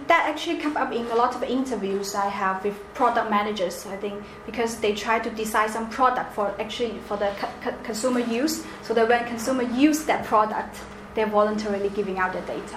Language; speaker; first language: English; non-native, fluent; Chinese